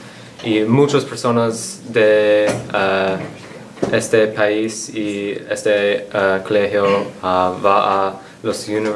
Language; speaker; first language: Spanish; non-native, learner; English